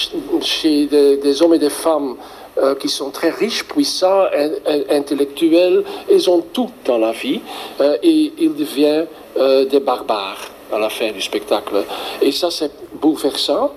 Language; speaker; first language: French; non-native, fluent; Dutch